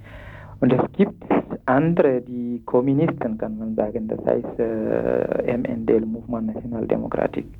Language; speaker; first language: German; non-native, fluent; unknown